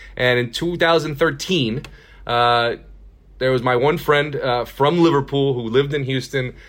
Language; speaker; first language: English; native; English